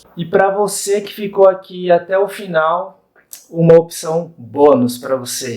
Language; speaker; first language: Portuguese; native; Portuguese